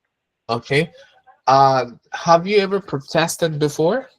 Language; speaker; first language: English; non-native, fluent; Spanish